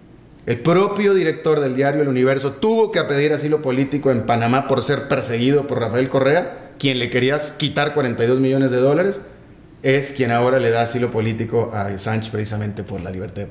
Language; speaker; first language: Spanish; native; Spanish